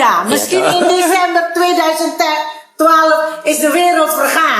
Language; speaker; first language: Dutch; non-native, learner; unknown